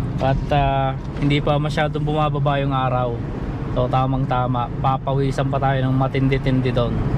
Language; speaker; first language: Filipino; native; Filipino